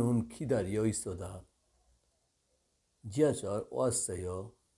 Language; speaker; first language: Korean; non-native, learner; Bangla